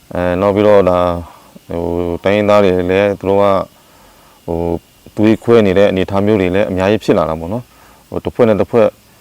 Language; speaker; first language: Burmese; non-native, local second language; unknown